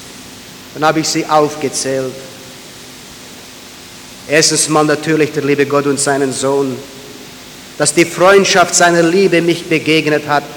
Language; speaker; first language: German; early bilingual, heritage; German